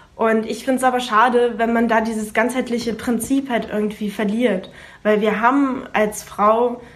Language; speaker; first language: German; native; German